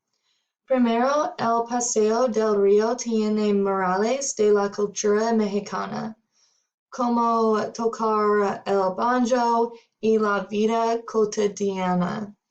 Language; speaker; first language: Spanish; non-native, learner; English